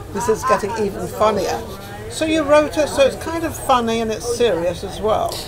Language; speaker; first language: English; native; English